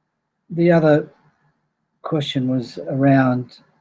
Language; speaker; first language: English; native; English